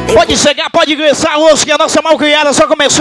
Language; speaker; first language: Portuguese; native; Portuguese